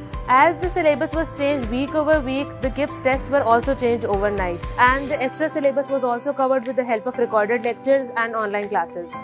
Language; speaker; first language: English; non-native, local second language; Urdu